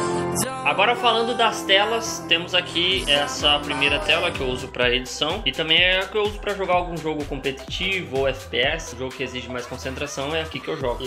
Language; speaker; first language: Portuguese; native; Portuguese